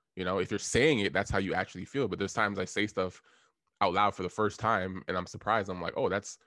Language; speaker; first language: English; native; English